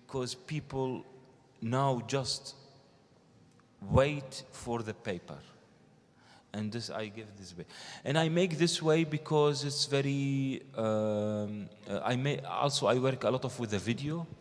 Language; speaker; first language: English; non-native, learner; Arabic